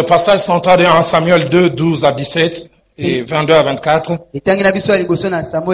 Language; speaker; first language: French; non-native, local second language; Lingala